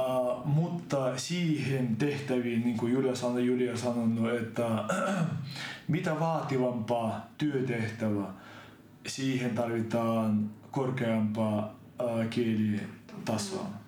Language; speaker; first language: Finnish; non-native, fluent; Ukrainian